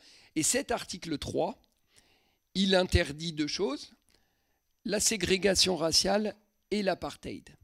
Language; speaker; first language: French; native; French